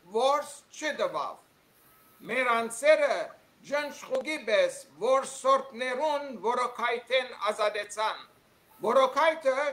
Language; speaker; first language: Armenian; early bilingual, heritage; Armenian